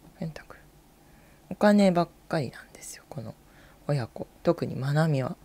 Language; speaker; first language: Japanese; native; Japanese